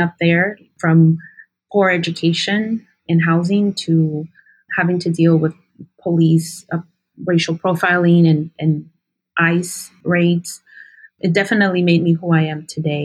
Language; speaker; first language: English; early bilingual, other home language; Spanish